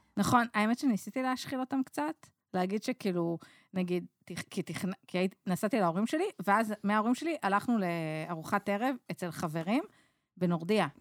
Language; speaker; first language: Hebrew; native; Hebrew